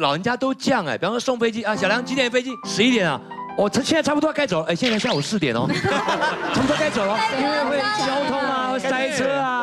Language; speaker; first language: Chinese; native; Chinese